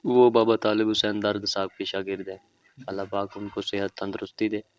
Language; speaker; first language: Urdu; non-native, local second language; Punjabi